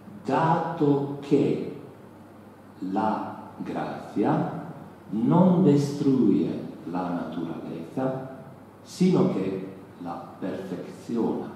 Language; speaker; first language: Spanish; non-native, learner; Italian